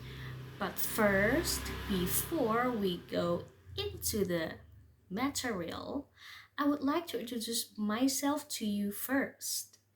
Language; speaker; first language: English; non-native, fluent; Indonesian